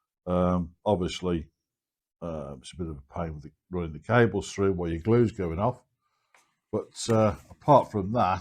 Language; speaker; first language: English; native; English